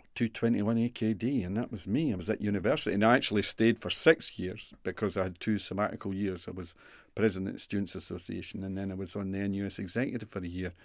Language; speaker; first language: English; native; English